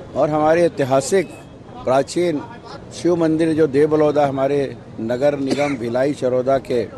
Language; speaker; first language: Hindi; native; Hindi